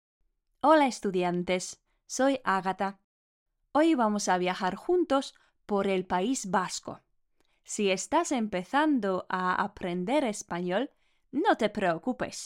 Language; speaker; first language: Spanish; non-native, fluent; Polish